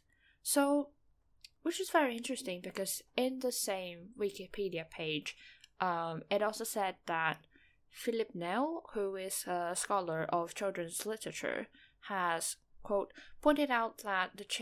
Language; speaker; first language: English; non-native, fluent; Chinese